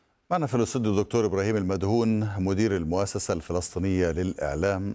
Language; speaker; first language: Arabic; native; Arabic